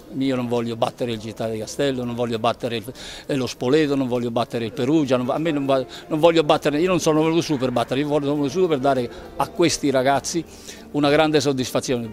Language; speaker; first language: Italian; native; Italian